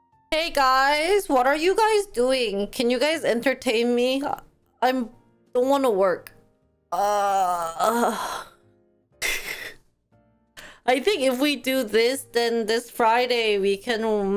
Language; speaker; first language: English; early bilingual, other home language; Korean